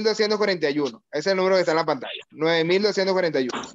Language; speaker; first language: Spanish; native; Spanish